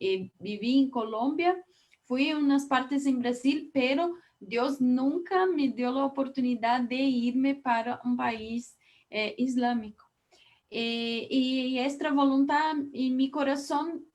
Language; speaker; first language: Spanish; non-native, learner; Portuguese